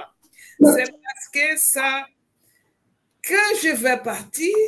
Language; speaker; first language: French; non-native, fluent; Portuguese